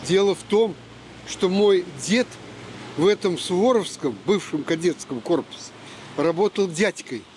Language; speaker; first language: Russian; native; Russian